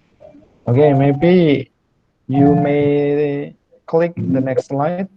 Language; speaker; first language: English; non-native, fluent; Indonesian